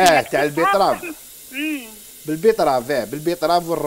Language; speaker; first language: Arabic; native; Arabic